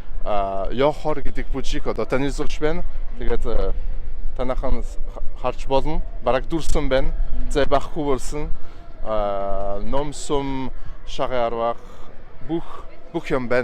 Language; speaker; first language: Mongolian; non-native, fluent; French